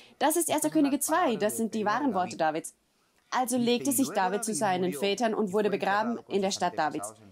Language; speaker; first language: German; non-native, fluent; Spanish